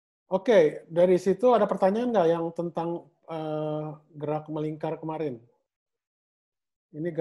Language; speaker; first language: Indonesian; native; Indonesian